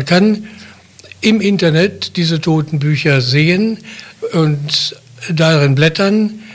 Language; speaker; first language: German; native; German